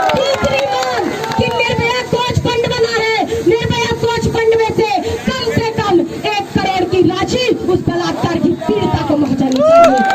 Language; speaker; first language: Hindi; native; Hindi